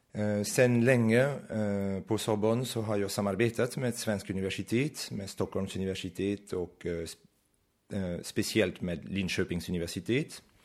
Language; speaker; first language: Swedish; non-native, fluent; French